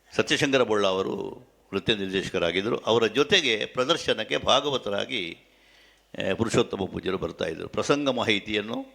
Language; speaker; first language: Kannada; native; Kannada